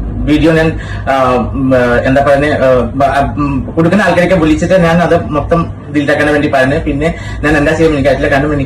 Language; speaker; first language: Malayalam; non-native, local second language; Assamese